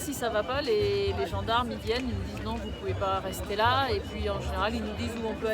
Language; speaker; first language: French; native; French